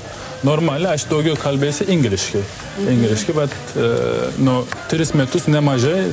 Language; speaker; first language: Lithuanian; non-native, learner; Turkish